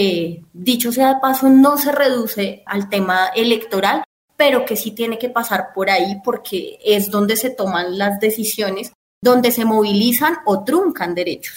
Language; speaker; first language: Spanish; native; Spanish